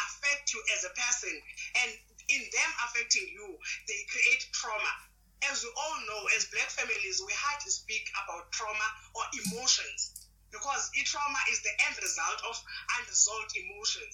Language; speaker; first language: English; non-native, local second language; Xhosa